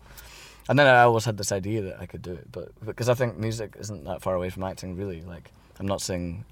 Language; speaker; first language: English; native; English